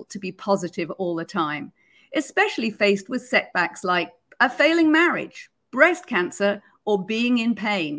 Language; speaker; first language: English; native; English